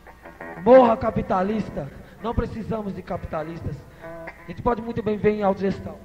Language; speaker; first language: Portuguese; native; Portuguese